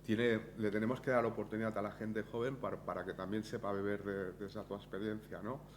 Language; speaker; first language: Spanish; native; Spanish